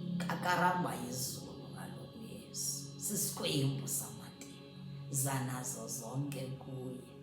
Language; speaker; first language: Xhosa; non-native, local second language; Zulu